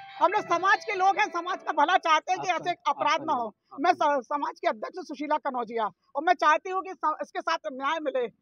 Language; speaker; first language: Hindi; native; Hindi